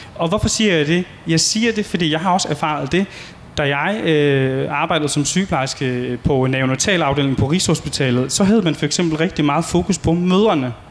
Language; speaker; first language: Danish; early bilingual, other home language; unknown